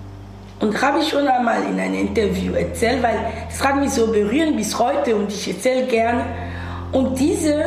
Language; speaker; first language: German; non-native, fluent; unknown